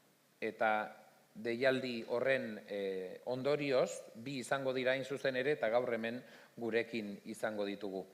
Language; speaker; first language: Basque; native; Basque